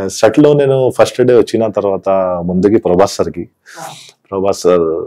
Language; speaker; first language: Telugu; non-native, local second language; Hindi